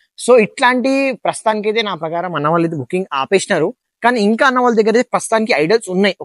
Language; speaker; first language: Telugu; non-native, local second language; Hindi